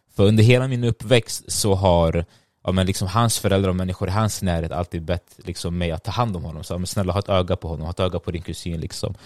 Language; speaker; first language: Swedish; early bilingual, other home language; Tigrinya